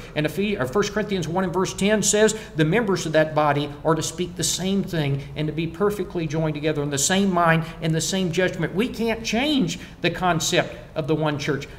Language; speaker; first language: English; native; English